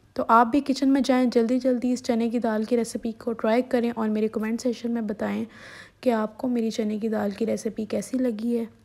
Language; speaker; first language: Urdu; non-native, local second language; Punjabi